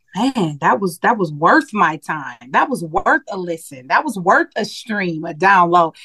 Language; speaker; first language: English; native; English